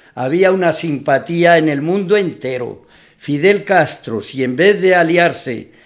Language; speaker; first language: Spanish; native; Spanish